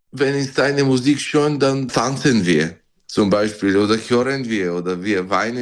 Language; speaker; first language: German; non-native, learner; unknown